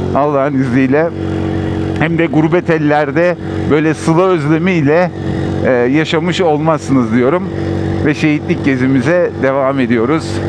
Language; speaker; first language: Turkish; early bilingual, heritage; Turkish